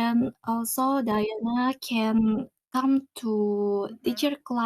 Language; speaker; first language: English; non-native, learner; Indonesian